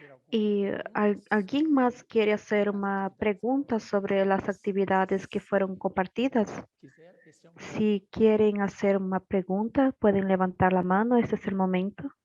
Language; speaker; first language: Spanish; non-native, learner; Portuguese